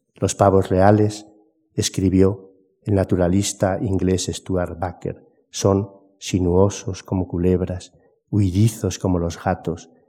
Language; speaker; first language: Spanish; native; Spanish